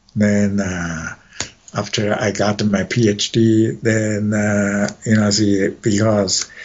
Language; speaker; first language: English; non-native, fluent; Chinese